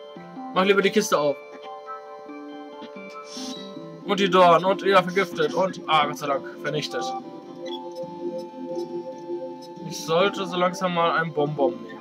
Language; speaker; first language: German; native; German